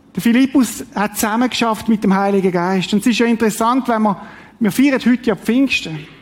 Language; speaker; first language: German; native; German